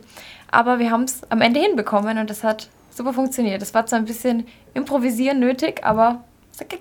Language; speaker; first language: German; native; German